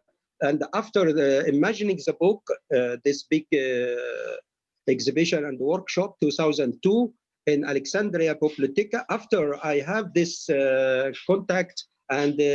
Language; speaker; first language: English; non-native, learner; Arabic